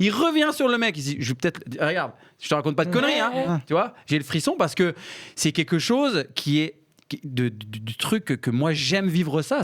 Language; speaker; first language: French; native; French